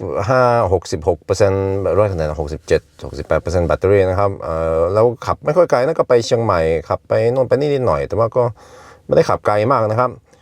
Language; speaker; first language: Thai; non-native, fluent; Norwegian